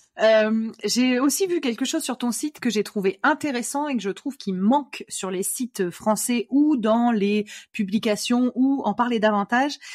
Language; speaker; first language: French; native; French